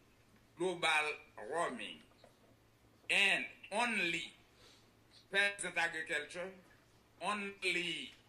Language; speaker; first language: English; non-native, learner; Haitian Creole